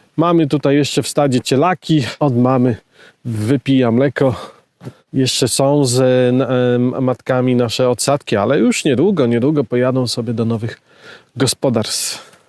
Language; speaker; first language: Polish; native; Polish